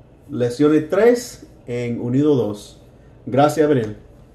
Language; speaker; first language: Spanish; non-native, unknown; English